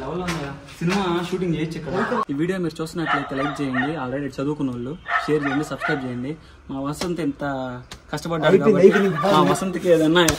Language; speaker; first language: Telugu; native; Telugu